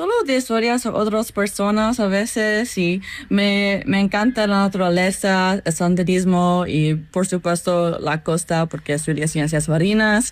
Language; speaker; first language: Spanish; non-native, learner; English